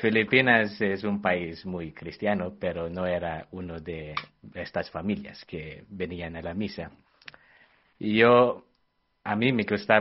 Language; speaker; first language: Spanish; non-native, fluent; Filipino